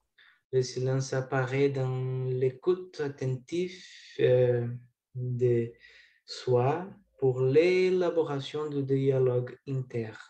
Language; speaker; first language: French; non-native, learner; Portuguese